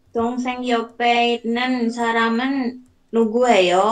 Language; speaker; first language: Korean; non-native, learner; Indonesian